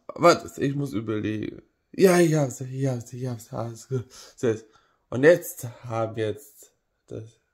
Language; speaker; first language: German; non-native, learner; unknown